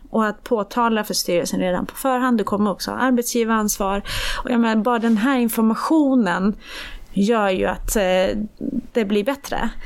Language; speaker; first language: Swedish; early bilingual, other home language; Persian